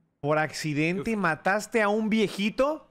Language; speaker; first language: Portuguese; non-native, learner; Spanish